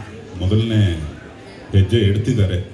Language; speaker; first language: Kannada; native; Kannada